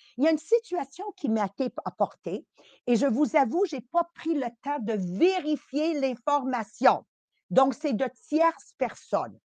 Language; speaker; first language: French; early bilingual, other home language; Italian